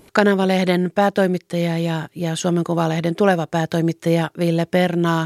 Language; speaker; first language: Finnish; native; Finnish